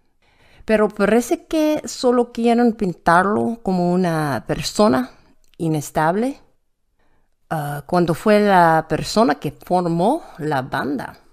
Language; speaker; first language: Spanish; non-native, learner; English